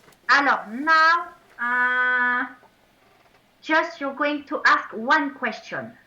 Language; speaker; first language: English; non-native, fluent; French